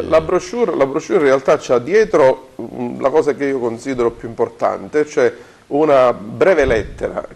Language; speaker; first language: Italian; native; Italian